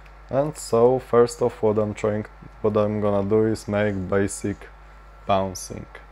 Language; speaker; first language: English; non-native, fluent; Polish